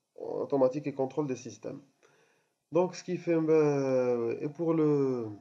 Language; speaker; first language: French; non-native, local second language; Arabic